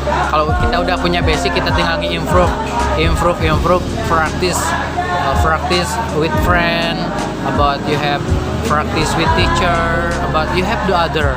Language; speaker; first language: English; non-native, learner; Indonesian